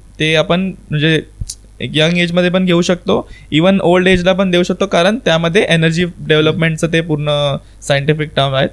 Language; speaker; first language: Marathi; non-native, local second language; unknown